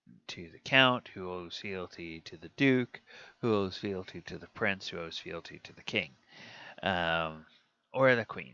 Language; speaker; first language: English; native; English